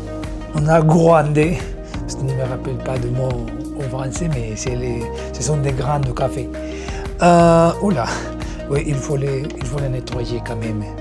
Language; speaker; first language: French; non-native, learner; Spanish